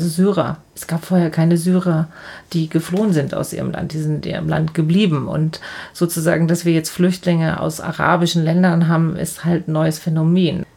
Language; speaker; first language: German; native; German